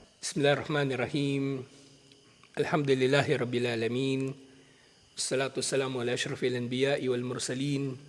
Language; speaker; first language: Filipino; native; Filipino